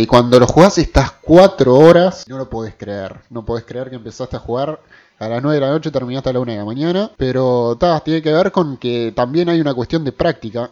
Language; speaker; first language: Spanish; native; Spanish